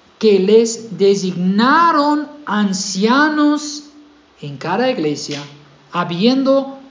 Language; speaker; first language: Spanish; non-native, fluent; English